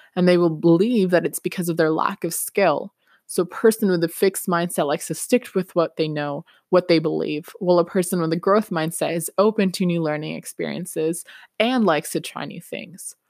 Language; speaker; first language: English; non-native, fluent; Spanish